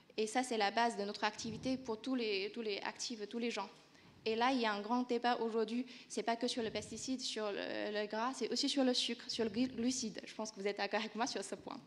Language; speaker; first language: French; non-native, fluent; Chinese